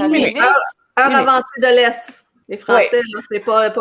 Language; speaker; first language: French; native; French